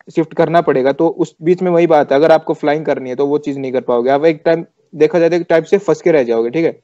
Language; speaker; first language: Hindi; native; Hindi